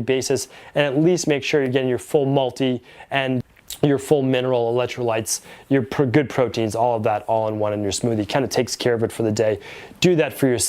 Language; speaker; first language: English; native; English